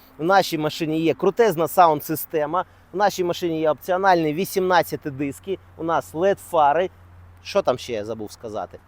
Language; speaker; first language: Ukrainian; non-native, local second language; Russian